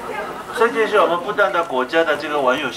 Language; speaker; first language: Chinese; non-native, fluent; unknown